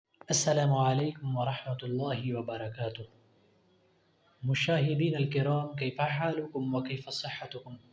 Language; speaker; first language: Arabic; non-native, fluent; Urdu